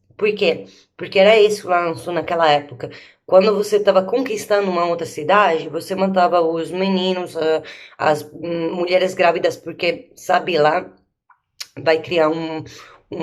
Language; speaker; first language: Portuguese; native; Portuguese